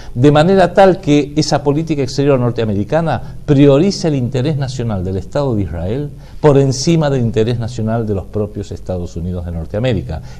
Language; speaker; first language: Spanish; native; Spanish